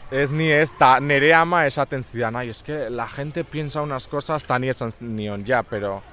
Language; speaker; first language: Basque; non-native, local second language; Spanish